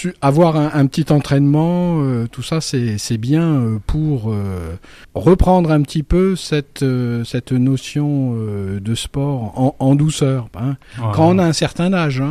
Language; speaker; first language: French; native; French